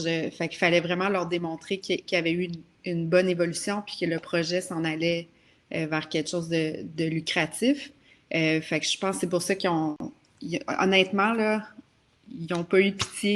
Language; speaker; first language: French; native; French